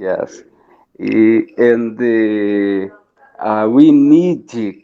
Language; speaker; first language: English; non-native, learner; Portuguese